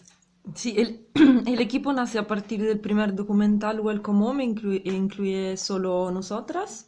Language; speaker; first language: Spanish; non-native, fluent; Italian